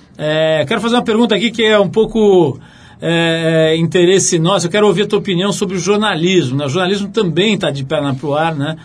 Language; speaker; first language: Portuguese; native; Portuguese